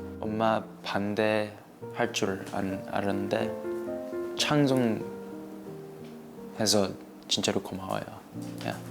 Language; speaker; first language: Korean; early bilingual, heritage; English